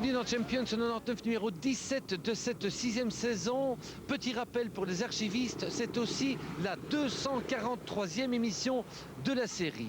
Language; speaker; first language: French; native; French